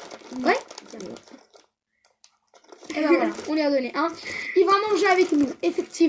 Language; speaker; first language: French; native; French